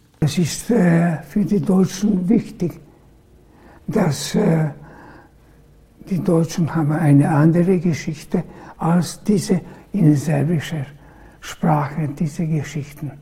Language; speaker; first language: German; non-native, local second language; Serbian